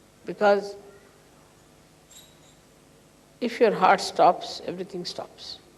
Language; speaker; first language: English; non-native, local second language; Hindi